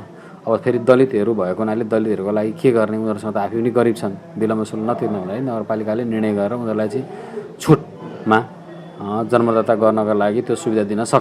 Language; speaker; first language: Nepali; native; Nepali